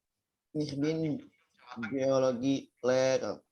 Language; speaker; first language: German; non-native, learner; Indonesian